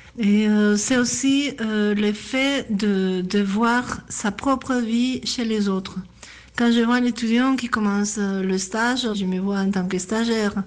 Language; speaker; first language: French; non-native, fluent; Spanish